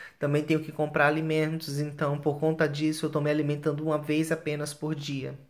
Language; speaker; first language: Portuguese; native; Portuguese